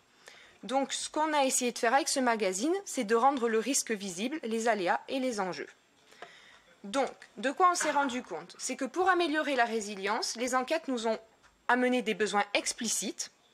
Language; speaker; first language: French; native; French